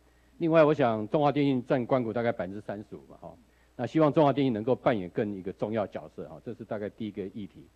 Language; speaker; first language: Chinese; native; Chinese